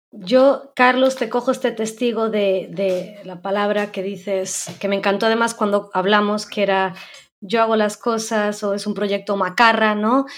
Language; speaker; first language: Spanish; native; Spanish